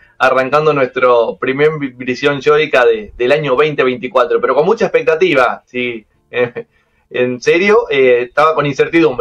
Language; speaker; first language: Spanish; native; Spanish